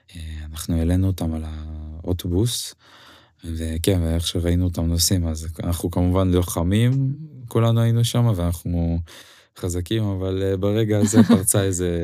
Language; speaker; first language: Hebrew; non-native, fluent; Ukrainian